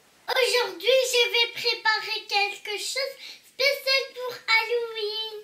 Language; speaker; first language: French; non-native, fluent; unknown